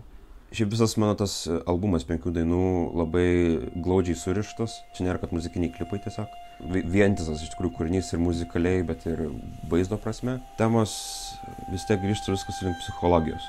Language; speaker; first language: Lithuanian; native; Lithuanian